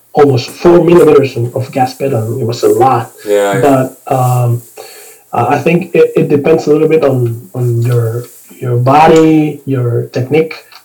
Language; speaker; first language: English; non-native, fluent; Spanish